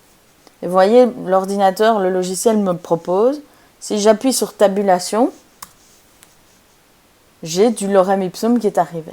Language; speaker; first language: French; native; French